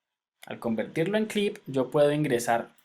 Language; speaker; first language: Spanish; native; Spanish